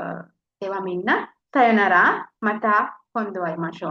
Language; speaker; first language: Japanese; non-native, fluent; Sinhala